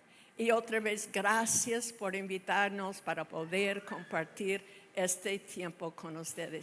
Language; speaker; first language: Spanish; non-native, fluent; English